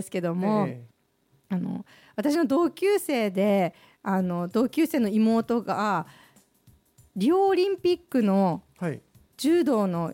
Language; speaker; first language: Japanese; native; Japanese